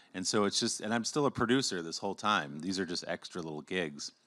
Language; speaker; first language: English; native; English